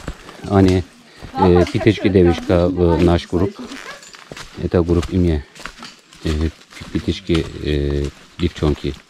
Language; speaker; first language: Russian; non-native, learner; Turkish